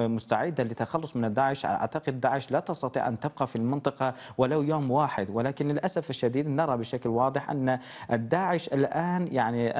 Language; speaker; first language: Arabic; non-native, fluent; Turkish